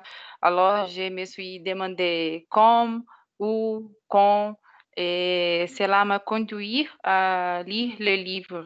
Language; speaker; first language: French; non-native, learner; Portuguese